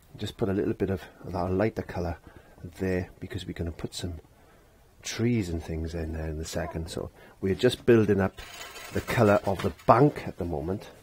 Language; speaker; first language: English; native; English